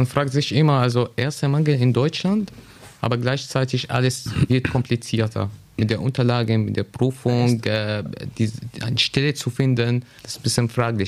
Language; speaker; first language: German; non-native, learner; Arabic